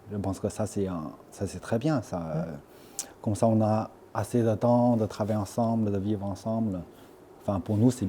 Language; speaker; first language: French; non-native, fluent; Chinese